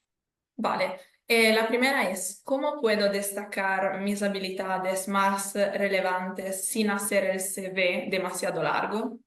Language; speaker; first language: Spanish; non-native, fluent; Italian